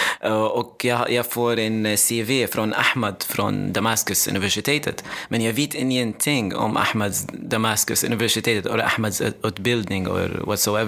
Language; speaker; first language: Swedish; non-native, fluent; Arabic